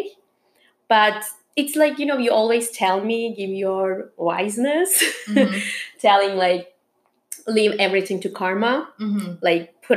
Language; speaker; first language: English; non-native, fluent; Turkish